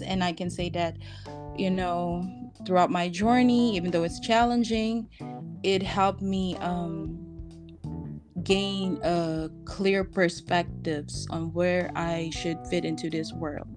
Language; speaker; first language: English; non-native, local second language; Filipino